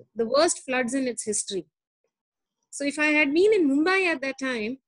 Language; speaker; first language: English; non-native, local second language; Hindi